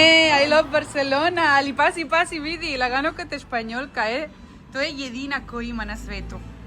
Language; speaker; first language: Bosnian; non-native, learner; Spanish